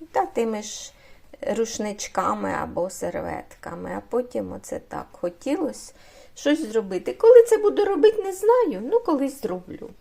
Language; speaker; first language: Ukrainian; native; Ukrainian